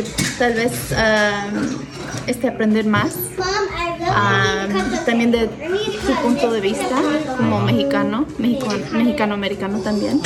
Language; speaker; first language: Spanish; early bilingual, heritage; Spanish